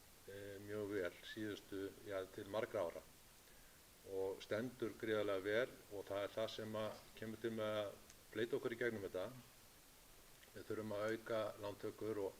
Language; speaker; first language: Icelandic; native; Icelandic